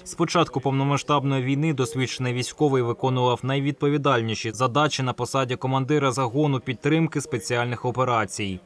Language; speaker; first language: Ukrainian; native; Ukrainian